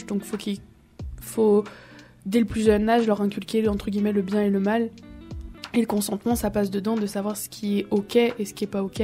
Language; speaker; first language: French; native; French